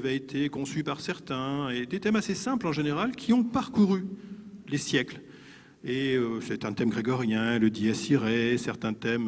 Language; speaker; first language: French; native; French